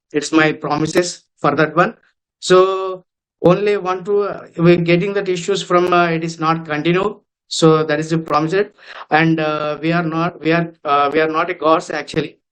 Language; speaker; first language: English; non-native, local second language; Telugu